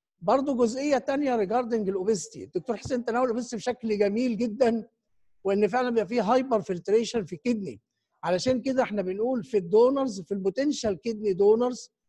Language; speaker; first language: Arabic; native; Arabic